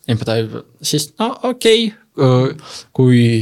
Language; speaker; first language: Estonian; non-native, learner; Russian